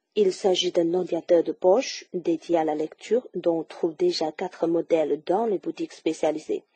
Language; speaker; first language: French; non-native, fluent; Chinese